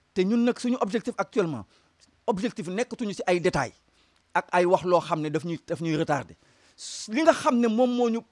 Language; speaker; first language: Wolof; native; Wolof